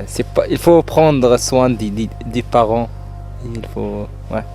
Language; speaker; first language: French; non-native, learner; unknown